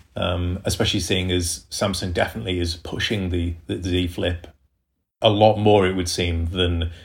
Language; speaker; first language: English; native; English